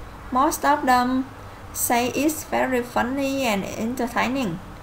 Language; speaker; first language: English; non-native, fluent; Vietnamese